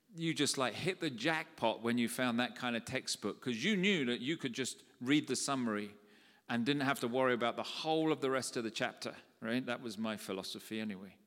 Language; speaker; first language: English; native; English